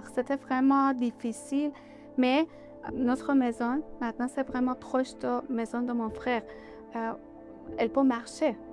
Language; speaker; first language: French; non-native, learner; Persian